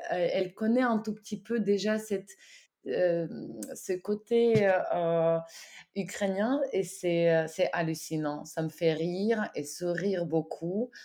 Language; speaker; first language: French; non-native, fluent; Ukrainian